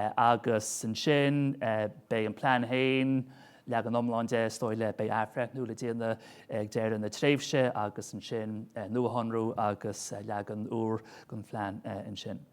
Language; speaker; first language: Irish; native; Irish